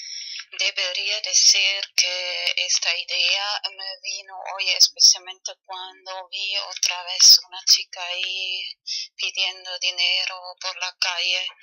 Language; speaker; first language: Spanish; non-native, learner; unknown